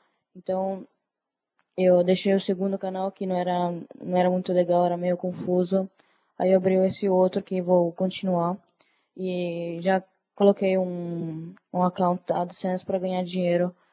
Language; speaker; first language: Portuguese; early bilingual, other home language; Italian